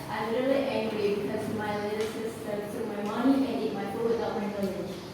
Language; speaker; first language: English; non-native, learner; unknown